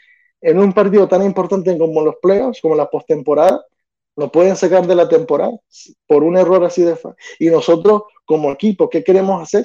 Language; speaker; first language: Spanish; early bilingual, other home language; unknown